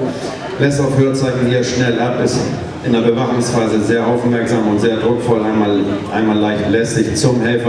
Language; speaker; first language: German; native; German